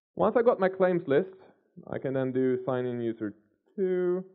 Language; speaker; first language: English; non-native, fluent; Swedish